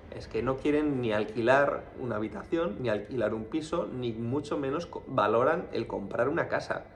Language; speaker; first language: Spanish; native; Spanish